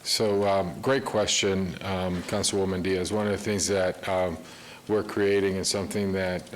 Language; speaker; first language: English; early bilingual, other home language; Spanish